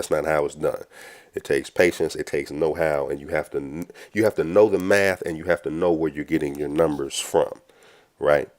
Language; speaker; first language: English; native; English